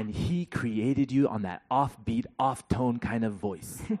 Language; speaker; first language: English; native; English